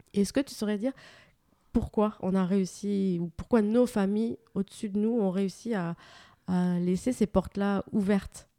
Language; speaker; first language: French; native; French